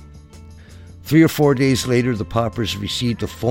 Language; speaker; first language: English; native; English